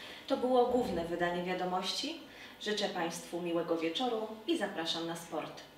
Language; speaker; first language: Polish; native; Polish